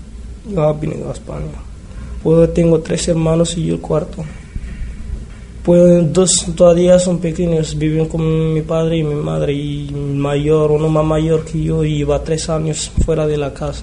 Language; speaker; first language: Spanish; non-native, learner; Arabic